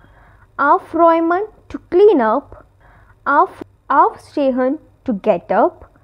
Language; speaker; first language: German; non-native, fluent; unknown